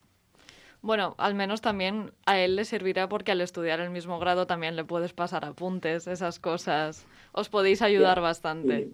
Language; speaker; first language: Spanish; native; Spanish